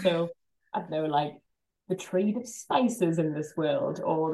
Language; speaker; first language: English; native; English